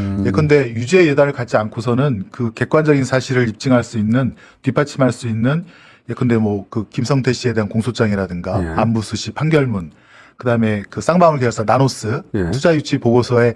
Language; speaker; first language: Korean; native; Korean